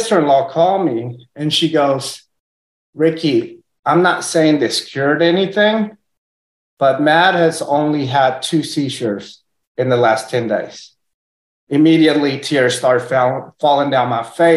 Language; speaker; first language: English; early bilingual, other home language; Spanish